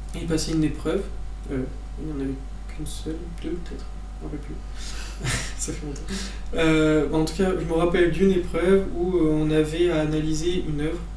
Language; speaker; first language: French; native; French